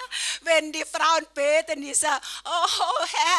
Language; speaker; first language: German; non-native, learner; Thai